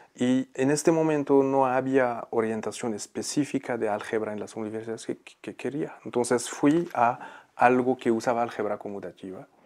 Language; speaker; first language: Spanish; non-native, fluent; Arabic